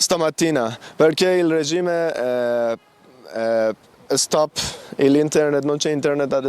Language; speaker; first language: Italian; non-native, learner; Persian